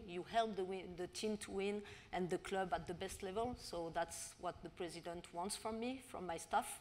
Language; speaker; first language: English; non-native, learner; French